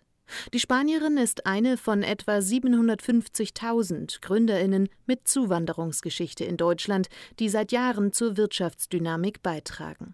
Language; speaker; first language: German; native; German